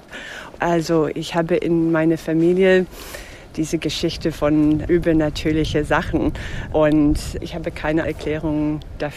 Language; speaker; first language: German; non-native, fluent; English